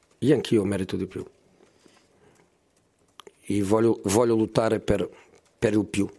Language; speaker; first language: Italian; non-native, fluent; Portuguese